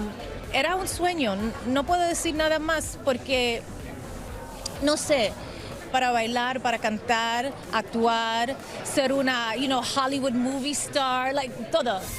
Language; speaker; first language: Spanish; early bilingual, other home language; English